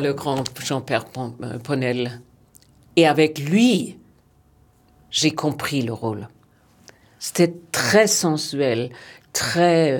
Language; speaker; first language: French; non-native, fluent; German